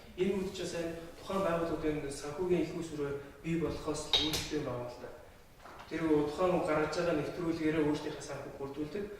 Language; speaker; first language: Mongolian; non-native, local second language; Kazakh